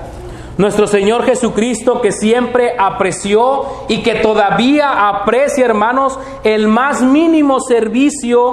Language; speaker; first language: Spanish; native; Spanish